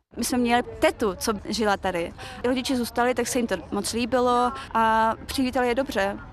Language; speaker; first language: Czech; early bilingual, other home language; Chechen